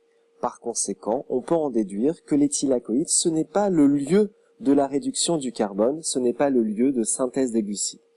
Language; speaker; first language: French; native; French